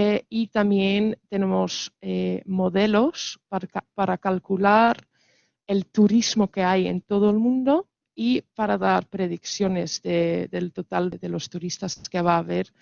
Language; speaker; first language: Spanish; non-native, fluent; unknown